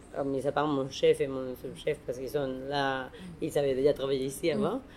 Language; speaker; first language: French; non-native, fluent; Spanish